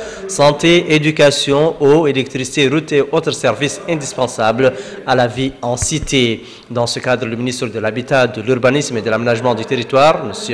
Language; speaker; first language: French; non-native, local second language; Arabic